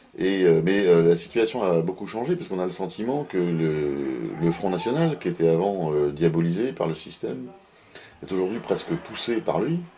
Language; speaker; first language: French; native; French